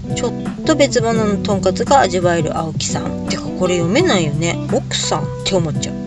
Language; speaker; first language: Japanese; native; Japanese